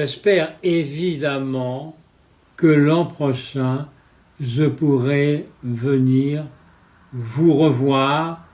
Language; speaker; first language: French; non-native, fluent; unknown